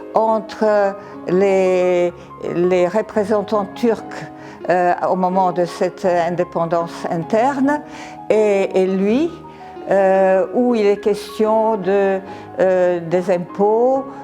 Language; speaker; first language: French; non-native, fluent; Serbian